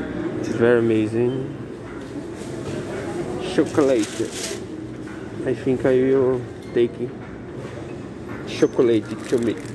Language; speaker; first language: English; non-native, learner; Portuguese